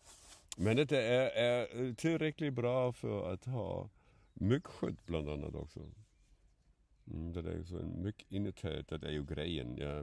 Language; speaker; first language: Swedish; non-native, fluent; German